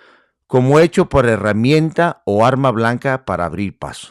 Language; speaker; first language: Spanish; native; Spanish